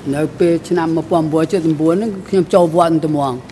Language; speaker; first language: Khmer; native; Khmer